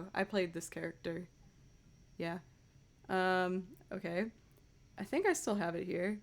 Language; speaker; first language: English; native; English